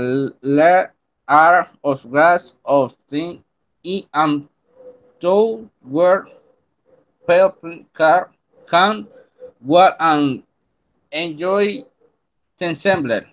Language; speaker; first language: English; non-native, learner; Spanish